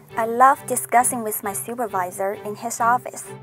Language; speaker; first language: English; non-native, fluent; Chinese